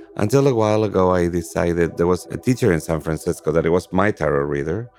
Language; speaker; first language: English; non-native, fluent; Spanish